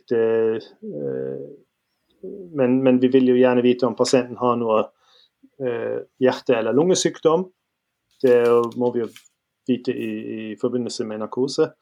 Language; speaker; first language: Norwegian; non-native, fluent; German